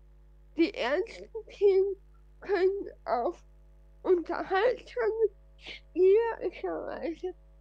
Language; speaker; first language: German; non-native, fluent; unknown